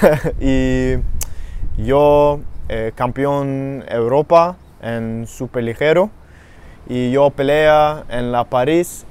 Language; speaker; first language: Spanish; non-native, learner; Swedish